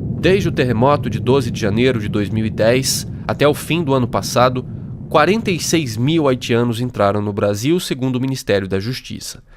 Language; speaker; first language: Portuguese; native; Portuguese